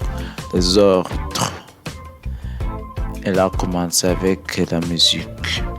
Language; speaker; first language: French; non-native, learner; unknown